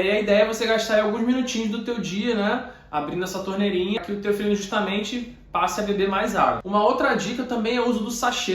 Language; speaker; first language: Portuguese; native; Portuguese